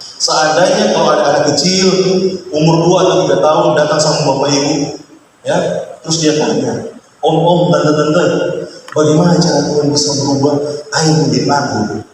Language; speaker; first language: Indonesian; native; Indonesian